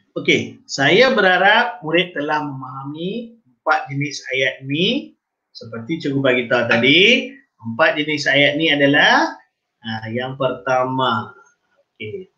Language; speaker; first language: Malay; non-native, local second language; Tamil